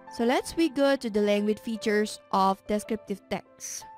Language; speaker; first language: English; non-native, fluent; Indonesian